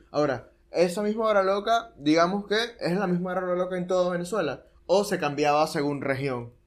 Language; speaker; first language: Spanish; native; Spanish